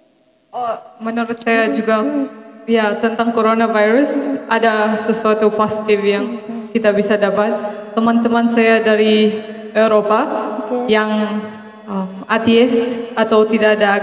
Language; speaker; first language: Indonesian; non-native, fluent; Maranao